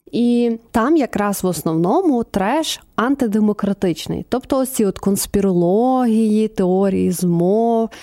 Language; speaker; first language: Ukrainian; native; Ukrainian